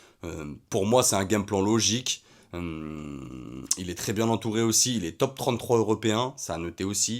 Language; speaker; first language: French; native; French